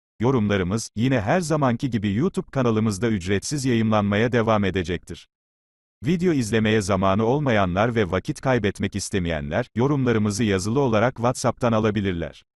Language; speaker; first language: Turkish; native; Turkish